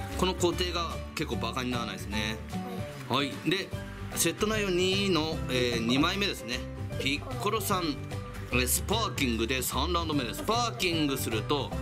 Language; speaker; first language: Japanese; native; Japanese